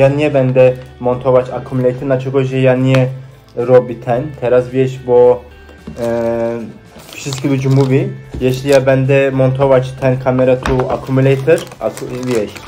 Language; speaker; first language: Polish; non-native, learner; Turkish